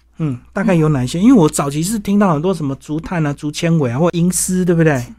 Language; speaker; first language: Chinese; native; Chinese